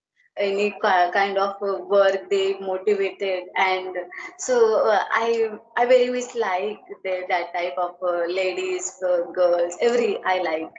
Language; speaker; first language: English; non-native, learner; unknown